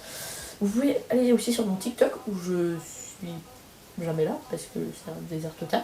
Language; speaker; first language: French; native; French